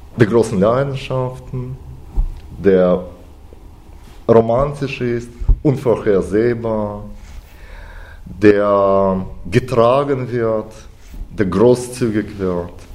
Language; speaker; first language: German; non-native, fluent; Russian